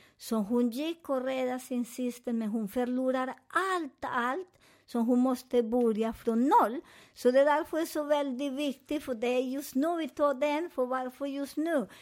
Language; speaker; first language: Swedish; non-native, fluent; Spanish